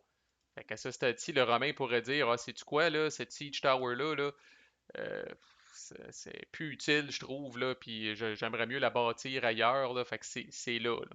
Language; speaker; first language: French; native; French